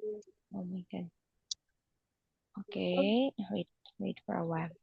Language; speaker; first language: English; non-native, local second language; Filipino